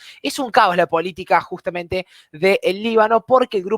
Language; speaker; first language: Spanish; native; Spanish